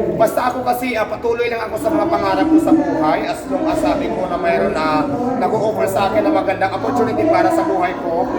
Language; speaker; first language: Filipino; non-native, local second language; Waray